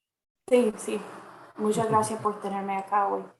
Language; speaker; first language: Spanish; non-native, fluent; English